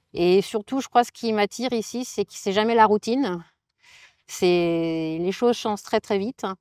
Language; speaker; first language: French; native; French